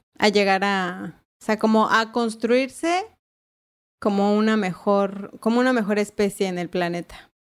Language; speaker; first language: Spanish; native; Spanish